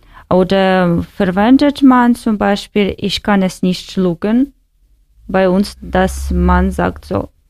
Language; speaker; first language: German; non-native, learner; Russian